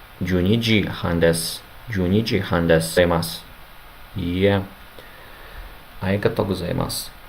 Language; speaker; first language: Japanese; non-native, learner; Ukrainian